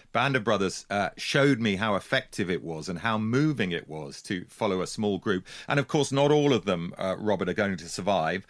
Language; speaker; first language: English; native; English